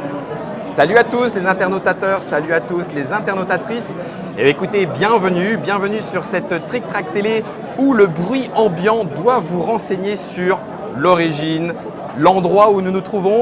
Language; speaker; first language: French; native; French